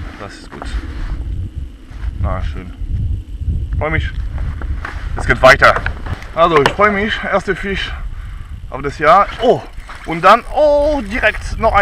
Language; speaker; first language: German; non-native, fluent; French